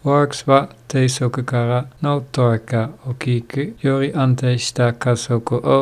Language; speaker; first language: Japanese; non-native, learner; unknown